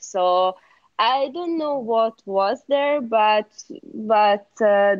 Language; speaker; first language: English; non-native, learner; Hungarian